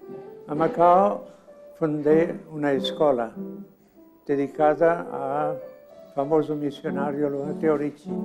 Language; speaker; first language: Portuguese; non-native, fluent; Italian